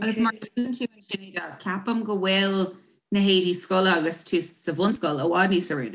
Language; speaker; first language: Irish; non-native, local second language; English